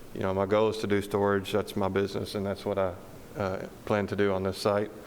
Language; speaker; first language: English; native; English